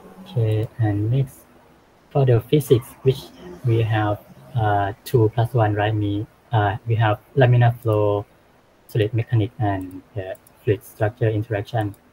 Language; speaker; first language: English; non-native, fluent; Thai